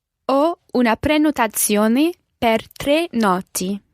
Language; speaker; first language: Italian; non-native, learner; English